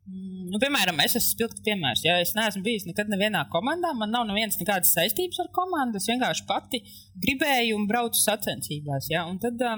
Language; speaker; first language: Latvian; native; Latvian